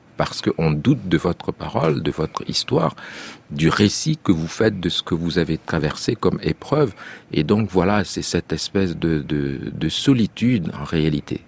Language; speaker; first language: French; non-native, local second language; Arabic